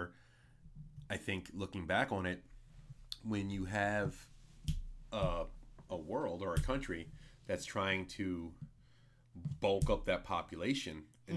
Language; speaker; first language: English; native; English